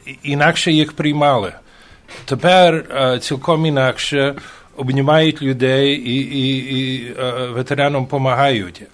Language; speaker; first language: Ukrainian; early bilingual, heritage; Ukrainian